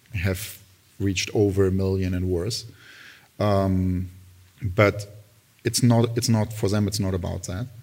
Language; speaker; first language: English; non-native, fluent; German